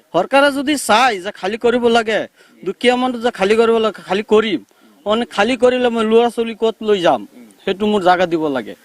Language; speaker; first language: Assamese; non-native, local second language; Bangla